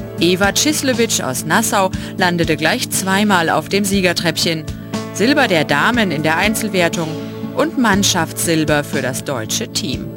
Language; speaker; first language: German; native; German